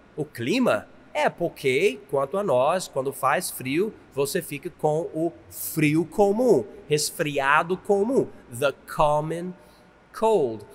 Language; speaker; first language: Portuguese; non-native, fluent; English